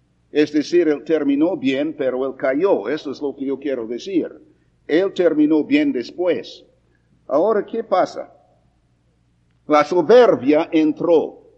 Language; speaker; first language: Spanish; non-native, fluent; English